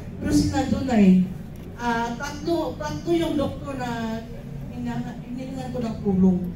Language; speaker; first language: Filipino; non-native, local second language; Cebuano